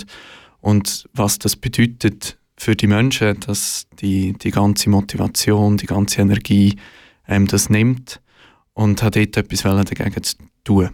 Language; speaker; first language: German; native; German